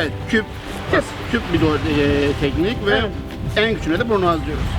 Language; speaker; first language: Turkish; native; Turkish